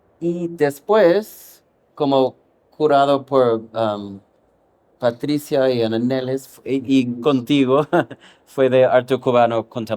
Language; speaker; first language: Spanish; non-native, fluent; English